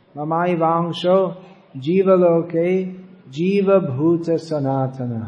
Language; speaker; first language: Hindi; non-native, fluent; English